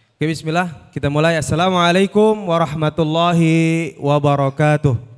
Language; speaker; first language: Indonesian; native; Indonesian